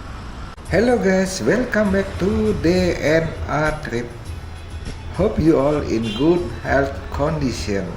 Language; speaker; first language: English; non-native, fluent; Indonesian